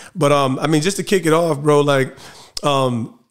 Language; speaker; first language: English; native; English